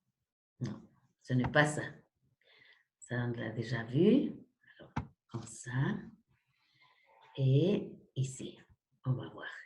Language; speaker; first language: French; non-native, fluent; Spanish